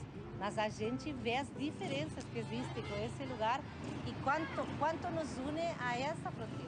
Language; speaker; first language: Portuguese; non-native, local second language; Spanish